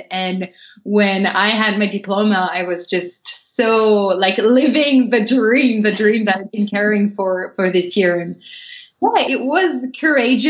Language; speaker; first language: English; non-native, fluent; French